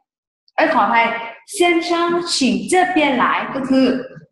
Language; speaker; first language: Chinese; non-native, fluent; Thai